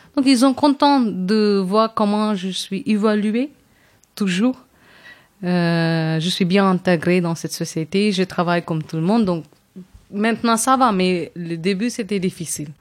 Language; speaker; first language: French; non-native, fluent; Tamil